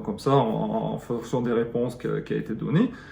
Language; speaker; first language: French; native; French